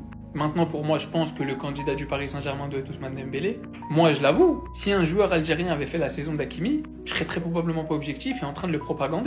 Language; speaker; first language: French; native; French